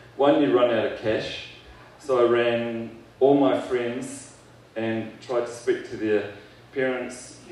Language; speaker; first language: English; native; English